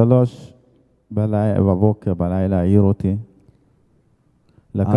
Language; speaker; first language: Hebrew; non-native, fluent; Arabic